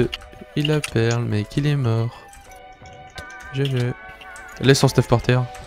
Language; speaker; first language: French; native; French